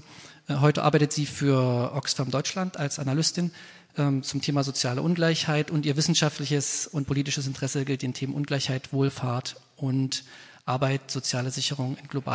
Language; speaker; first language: German; native; German